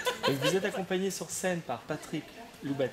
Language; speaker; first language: French; native; French